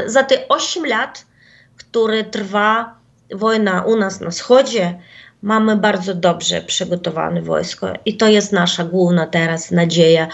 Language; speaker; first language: Polish; non-native, fluent; Ukrainian